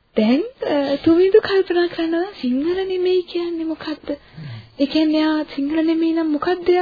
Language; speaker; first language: Sinhala; non-native, local second language; Tamil